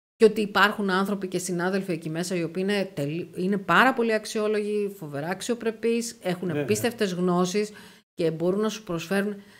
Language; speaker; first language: Greek; native; Greek